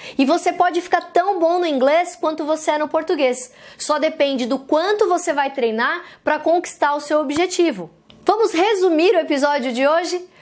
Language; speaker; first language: Portuguese; native; Portuguese